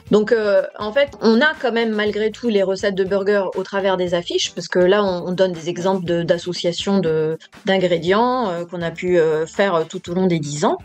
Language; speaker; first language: French; native; French